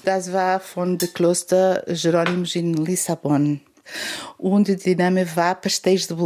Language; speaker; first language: German; non-native, learner; Portuguese